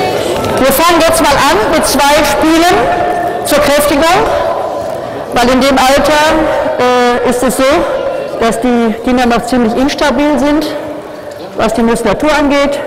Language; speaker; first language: German; native; German